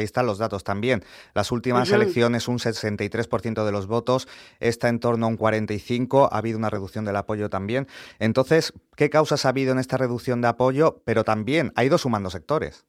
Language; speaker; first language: Spanish; native; Spanish